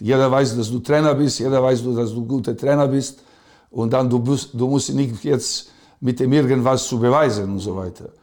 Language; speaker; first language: German; non-native, fluent; Serbian